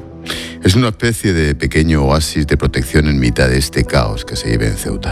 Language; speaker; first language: Spanish; native; Spanish